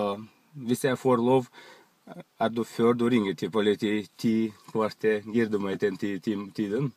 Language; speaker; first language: Norwegian; non-native, learner; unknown